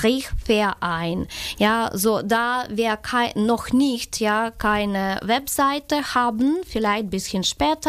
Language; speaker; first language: German; non-native, fluent; Ukrainian